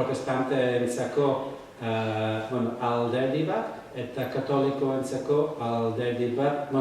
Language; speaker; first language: Basque; non-native, learner; English